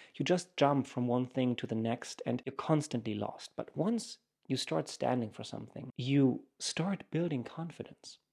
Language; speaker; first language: English; non-native, fluent; German